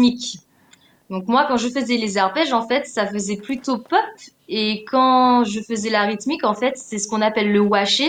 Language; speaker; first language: French; native; French